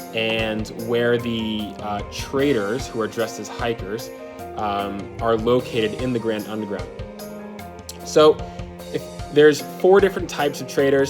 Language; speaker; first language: English; native; English